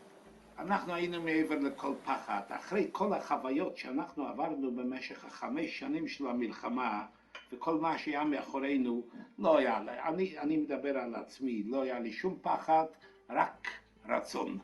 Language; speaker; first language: Hebrew; non-native, fluent; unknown